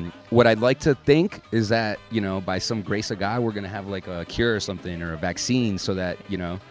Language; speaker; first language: English; native; English